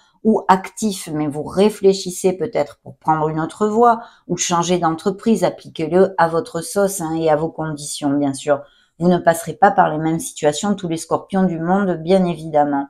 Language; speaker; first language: French; native; French